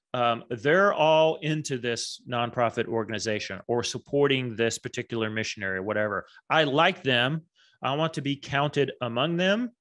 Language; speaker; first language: English; native; English